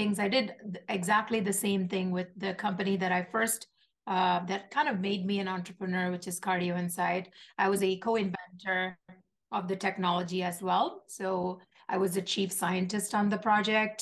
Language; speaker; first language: English; non-native, local second language; Malayalam